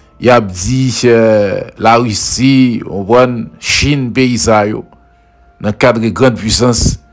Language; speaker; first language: French; non-native, local second language; Haitian Creole